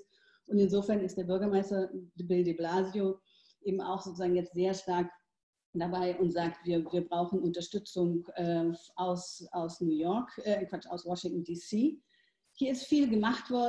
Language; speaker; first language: German; native; German